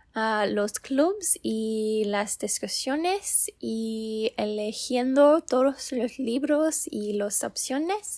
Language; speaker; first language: Spanish; non-native, learner; English